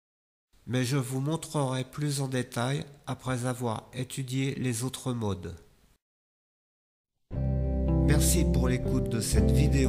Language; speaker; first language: French; native; French